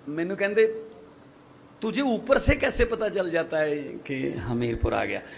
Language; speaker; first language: Hindi; non-native, local second language; Punjabi